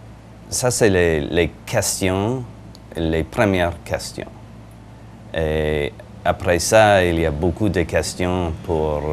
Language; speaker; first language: French; non-native, learner; English